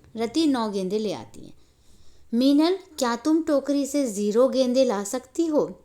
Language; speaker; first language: Hindi; native; Hindi